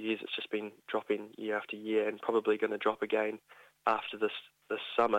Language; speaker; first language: English; native; English